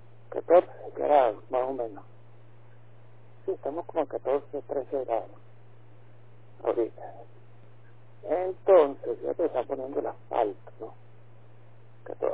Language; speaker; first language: Spanish; native; Spanish